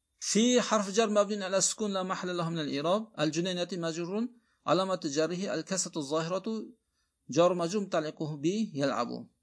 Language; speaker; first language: Arabic; non-native, fluent; Uzbek